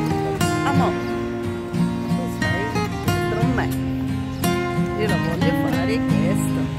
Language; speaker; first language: Italian; non-native, learner; Filipino